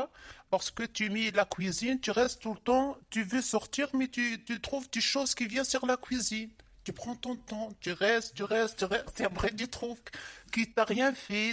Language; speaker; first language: French; non-native, learner; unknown